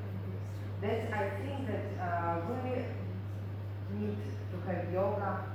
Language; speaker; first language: English; non-native, learner; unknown